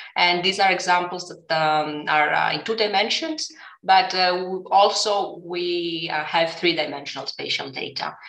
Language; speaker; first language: English; non-native, fluent; Greek